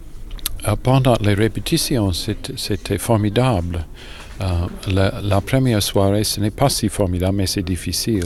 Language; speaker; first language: French; non-native, learner; English